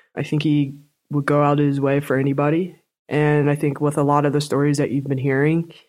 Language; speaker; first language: English; native; English